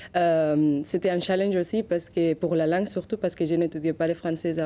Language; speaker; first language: French; non-native, learner; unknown